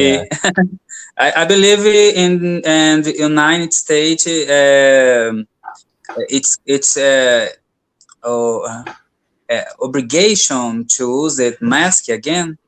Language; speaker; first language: English; non-native, learner; Portuguese